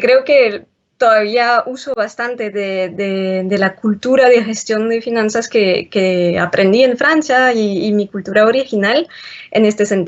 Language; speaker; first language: Spanish; non-native, fluent; French